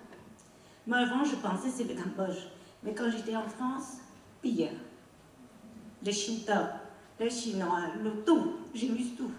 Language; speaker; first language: French; non-native, learner; Khmer